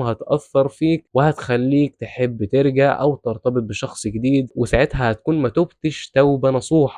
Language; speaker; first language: Arabic; native; Arabic